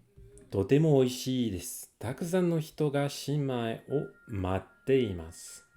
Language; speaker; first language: Japanese; non-native, fluent; French